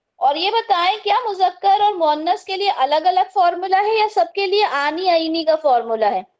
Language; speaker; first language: Urdu; native; Urdu